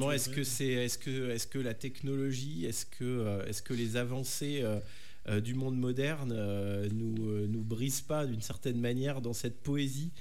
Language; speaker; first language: French; native; French